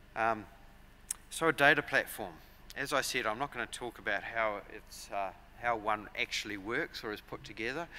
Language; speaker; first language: English; native; English